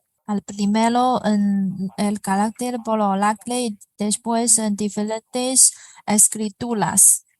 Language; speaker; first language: Spanish; non-native, fluent; Chinese